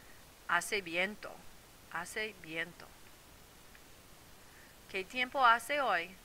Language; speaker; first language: Spanish; non-native, fluent; English